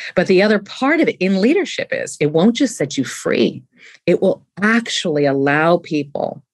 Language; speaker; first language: English; native; English